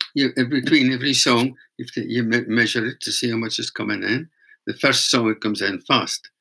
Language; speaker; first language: English; native; English